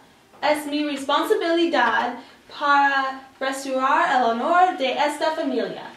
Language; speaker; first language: Spanish; non-native, learner; English